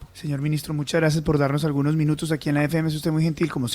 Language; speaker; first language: Spanish; native; Spanish